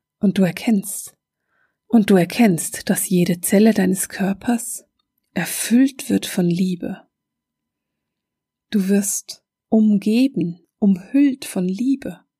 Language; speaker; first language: German; native; German